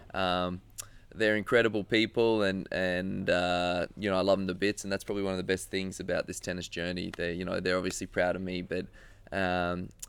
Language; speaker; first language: English; native; English